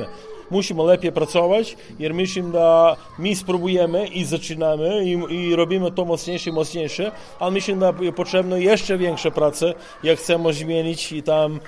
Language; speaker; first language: Polish; non-native, learner; Serbian